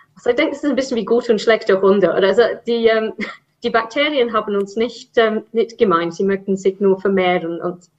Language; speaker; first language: German; non-native, fluent; English